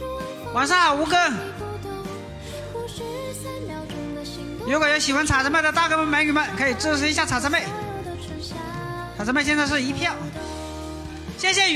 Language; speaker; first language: Chinese; native; Chinese